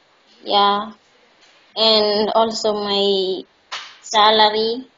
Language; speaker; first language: English; non-native, learner; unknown